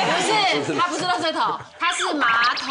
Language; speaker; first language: Chinese; native; Chinese